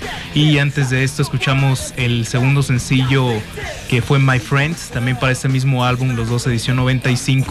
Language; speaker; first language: Spanish; native; Spanish